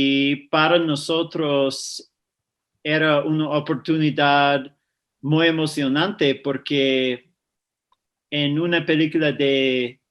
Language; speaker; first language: Spanish; non-native, fluent; English